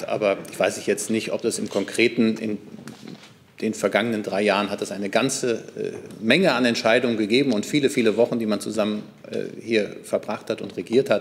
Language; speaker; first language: German; native; German